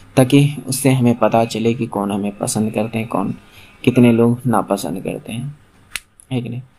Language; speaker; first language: Hindi; non-native, local second language; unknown